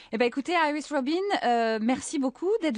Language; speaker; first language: French; native; French